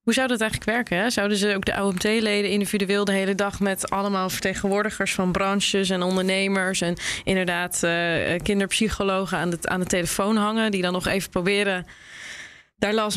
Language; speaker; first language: Dutch; native; Dutch